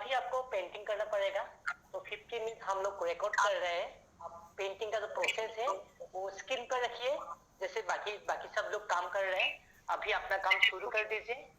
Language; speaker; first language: Hindi; non-native, local second language; Assamese